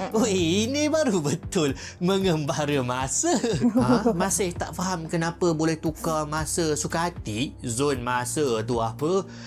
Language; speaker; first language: Malay; native; Malay